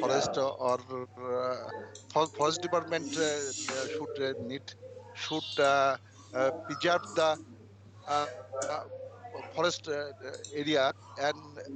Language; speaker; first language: English; non-native, learner; Bangla